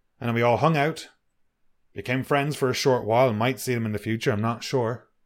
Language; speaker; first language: English; native; English